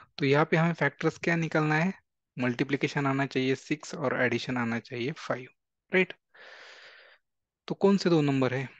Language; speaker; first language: Hindi; non-native, local second language; Marathi